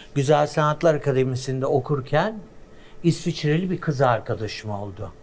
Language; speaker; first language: Turkish; native; Turkish